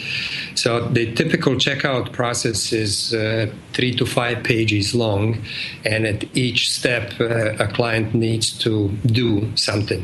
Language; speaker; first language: English; non-native, fluent; Bosnian